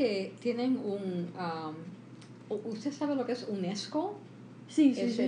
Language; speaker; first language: Spanish; early bilingual, heritage; Spanish